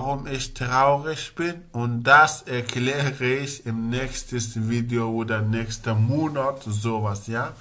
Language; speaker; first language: German; non-native, learner; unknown